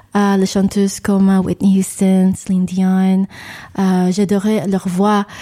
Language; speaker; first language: French; non-native, learner; English